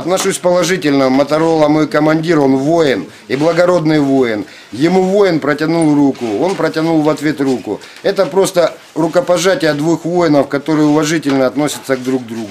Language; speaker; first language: Russian; native; Russian